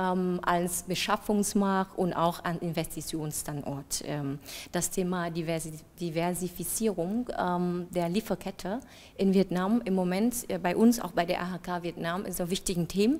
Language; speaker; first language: German; non-native, fluent; Vietnamese